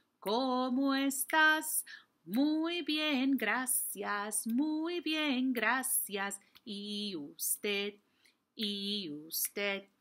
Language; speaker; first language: Spanish; non-native, fluent; English